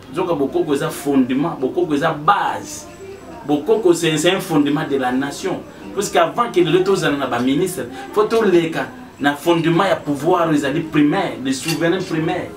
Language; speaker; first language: French; non-native, local second language; Lingala